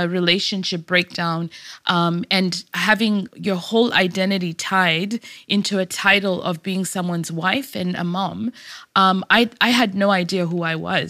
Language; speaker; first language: English; native; English